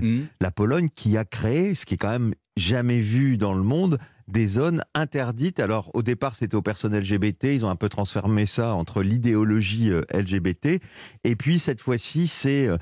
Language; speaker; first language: French; native; French